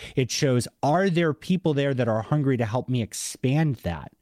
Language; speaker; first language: English; native; English